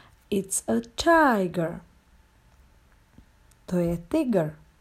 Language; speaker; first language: English; non-native, fluent; Czech